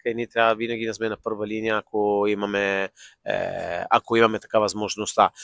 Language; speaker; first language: Bulgarian; non-native, fluent; Italian